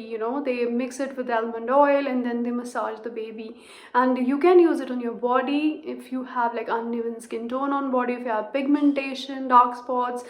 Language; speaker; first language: English; non-native, local second language; Hindi